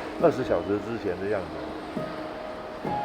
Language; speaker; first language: Chinese; non-native, fluent; Dutch